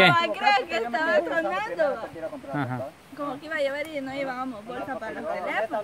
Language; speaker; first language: Spanish; native; Spanish